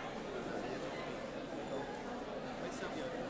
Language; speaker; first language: French; non-native, fluent; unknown